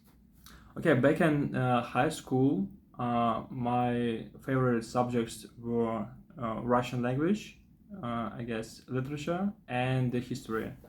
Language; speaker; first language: English; non-native, fluent; Russian